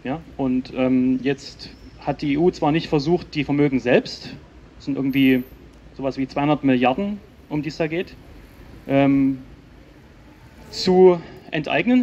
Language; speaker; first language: German; native; German